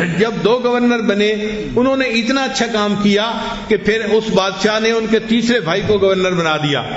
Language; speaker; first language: Urdu; non-native, local second language; Punjabi